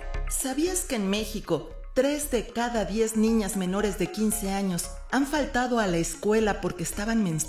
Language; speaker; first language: Spanish; native; Spanish